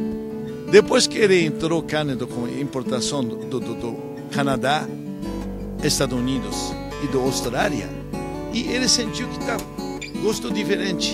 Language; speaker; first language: Portuguese; non-native, learner; Japanese